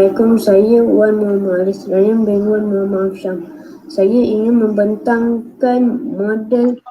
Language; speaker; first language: Malay; native; Malay